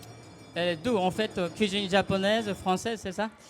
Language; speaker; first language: French; non-native, fluent; Japanese